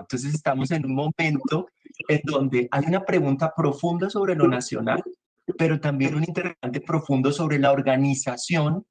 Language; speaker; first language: Spanish; native; Spanish